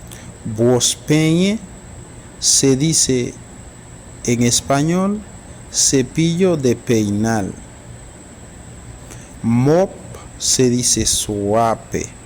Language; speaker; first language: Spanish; non-native, fluent; Haitian Creole